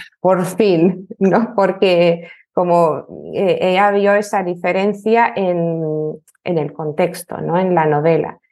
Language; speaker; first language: Spanish; non-native, fluent; Lithuanian